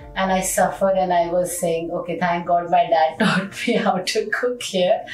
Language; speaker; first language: English; non-native, local second language; Hindi